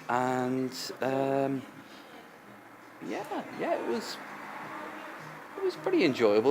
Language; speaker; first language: English; native; English